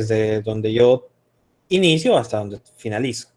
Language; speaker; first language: Spanish; native; Spanish